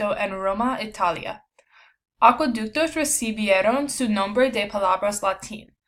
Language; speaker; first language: Spanish; non-native, learner; English